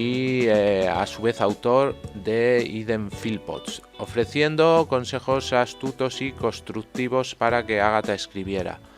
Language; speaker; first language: Spanish; native; Spanish